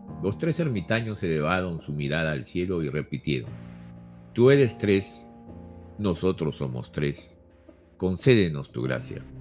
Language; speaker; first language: Spanish; native; Spanish